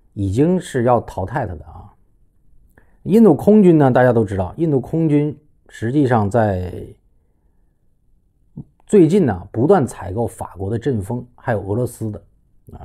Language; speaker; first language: Chinese; native; Chinese